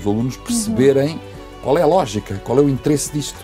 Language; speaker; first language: Portuguese; native; Portuguese